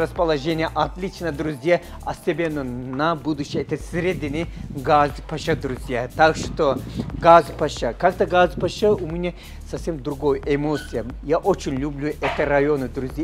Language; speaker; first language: Russian; non-native, fluent; Turkish